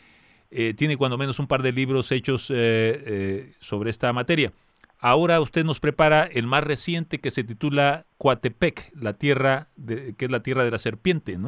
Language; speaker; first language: Spanish; native; Spanish